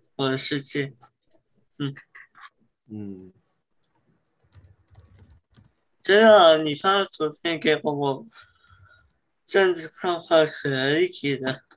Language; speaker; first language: Chinese; early bilingual, heritage; English